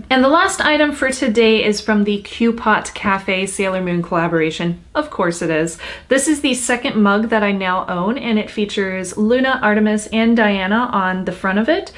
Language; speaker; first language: English; native; English